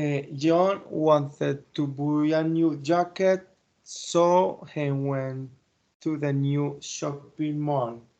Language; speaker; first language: English; non-native, learner; Spanish